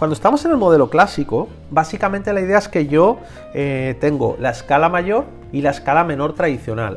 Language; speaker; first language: Spanish; native; Spanish